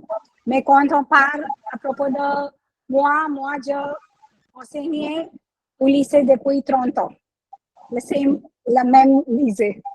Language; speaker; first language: French; non-native, learner; Hindi